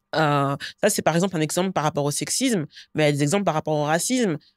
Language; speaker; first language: French; native; French